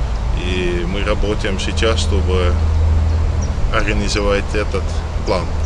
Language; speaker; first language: Russian; non-native, fluent; Dutch